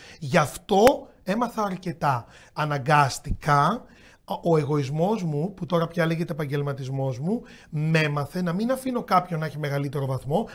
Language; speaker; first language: Greek; native; Greek